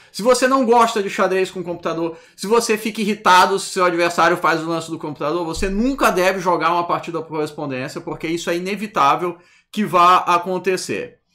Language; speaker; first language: Portuguese; native; Portuguese